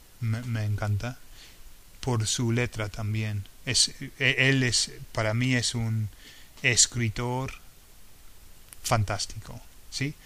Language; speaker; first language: Spanish; non-native, fluent; English